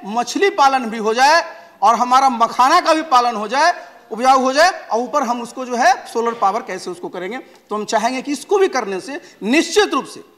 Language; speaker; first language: Hindi; native; Hindi